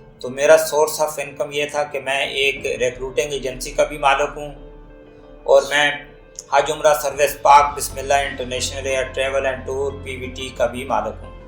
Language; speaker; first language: Urdu; non-native, local second language; Northern Hindko